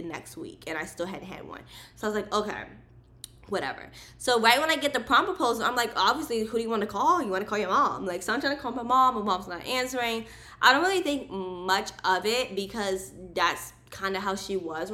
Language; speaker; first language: English; native; English